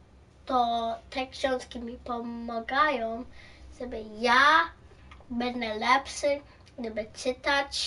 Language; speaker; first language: Polish; early bilingual, heritage; Polish